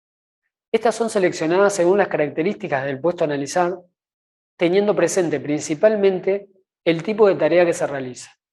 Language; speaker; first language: Spanish; native; Spanish